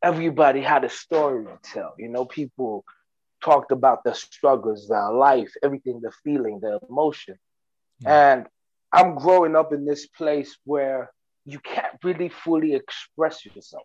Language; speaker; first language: English; non-native, local second language; Nyanja